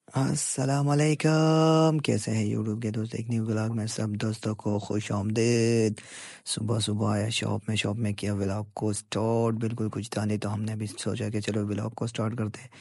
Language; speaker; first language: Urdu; non-native, local second language; Pashto